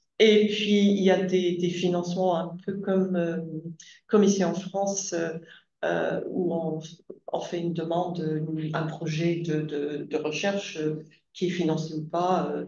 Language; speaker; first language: French; non-native, fluent; English